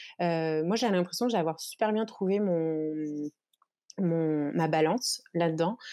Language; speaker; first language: French; native; French